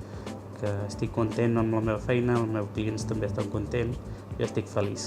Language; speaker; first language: Catalan; non-native, learner; Punjabi